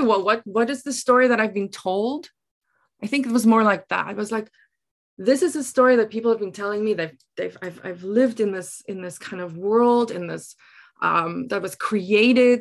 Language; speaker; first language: English; non-native, local second language; Afrikaans